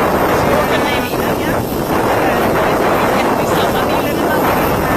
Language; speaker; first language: Swedish; native; Swedish